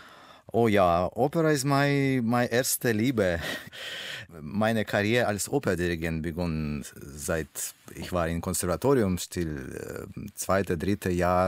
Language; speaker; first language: German; non-native, learner; Russian